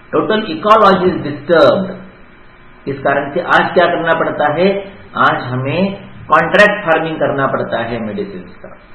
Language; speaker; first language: Hindi; non-native, local second language; Marathi